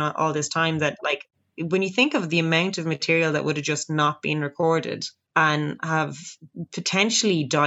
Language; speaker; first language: English; native; English